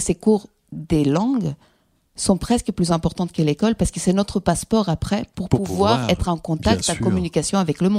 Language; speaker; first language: French; non-native, fluent; Greek